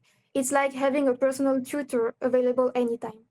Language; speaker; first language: English; non-native, fluent; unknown